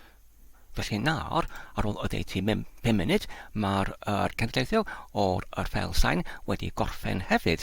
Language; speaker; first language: Welsh; non-native, learner; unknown